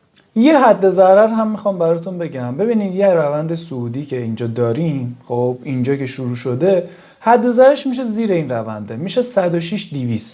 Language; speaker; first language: Persian; native; Persian